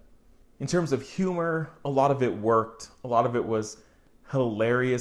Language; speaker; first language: English; native; English